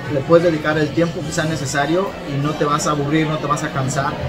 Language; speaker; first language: Spanish; native; Spanish